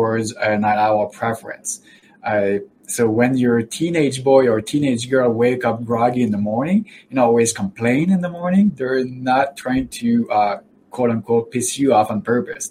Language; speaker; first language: English; native; English